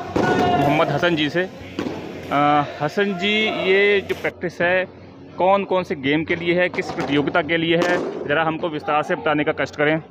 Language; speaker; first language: Hindi; native; Hindi